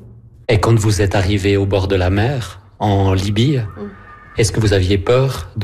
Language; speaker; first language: French; native; French